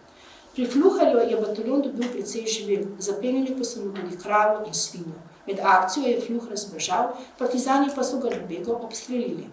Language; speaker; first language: Slovenian; native; Slovenian